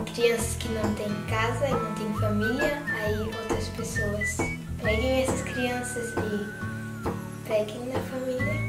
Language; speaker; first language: Portuguese; early bilingual, heritage; Portuguese